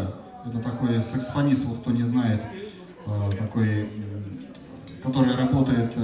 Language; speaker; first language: Russian; native; Russian